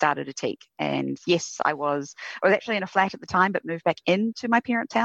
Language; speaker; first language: English; native; English